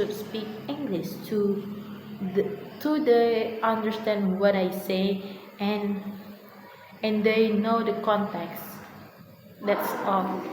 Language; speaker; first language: English; non-native, learner; Indonesian